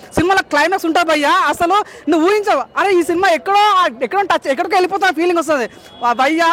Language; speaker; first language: Telugu; native; Telugu